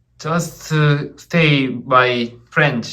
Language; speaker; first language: English; non-native, learner; Korean